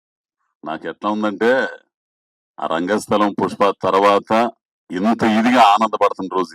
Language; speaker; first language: Telugu; native; Telugu